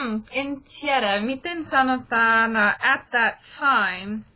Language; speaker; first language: Finnish; non-native, learner; English